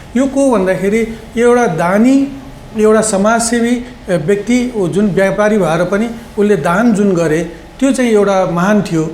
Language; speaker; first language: Nepali; non-native, local second language; Newari